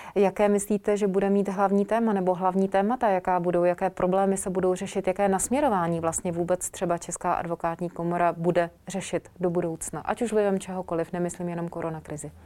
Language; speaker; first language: Czech; native; Czech